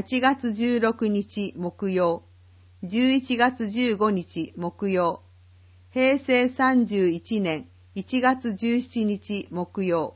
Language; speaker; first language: Japanese; native; Japanese